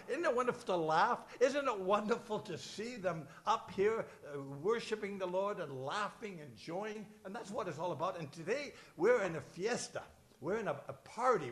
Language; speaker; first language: English; native; English